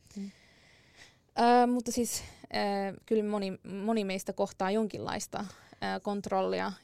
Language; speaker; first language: Finnish; early bilingual, other home language; Arabic